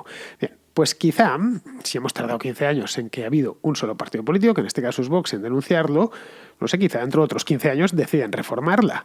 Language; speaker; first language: Spanish; native; Spanish